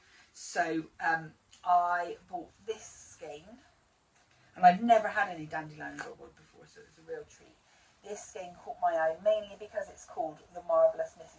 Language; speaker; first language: English; native; English